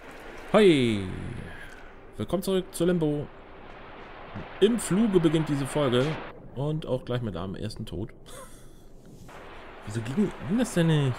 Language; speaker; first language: German; native; German